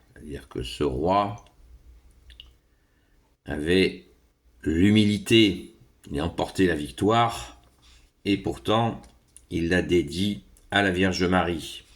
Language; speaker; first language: French; native; French